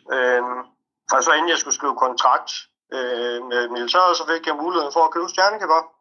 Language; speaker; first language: Danish; early bilingual, other home language; Turkish